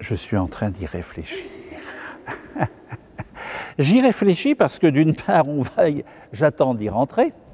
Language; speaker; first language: French; native; French